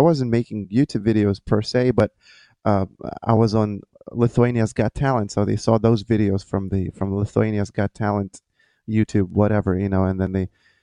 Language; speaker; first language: English; non-native, fluent; Lithuanian